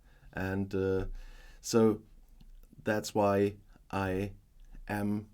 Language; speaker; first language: English; non-native, fluent; German